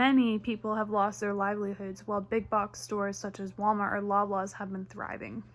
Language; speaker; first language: English; native; English